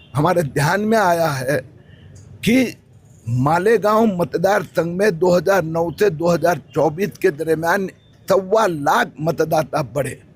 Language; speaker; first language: Hindi; non-native, local second language; Marathi